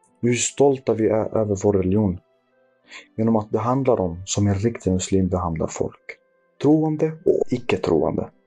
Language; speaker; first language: Swedish; early bilingual, other home language; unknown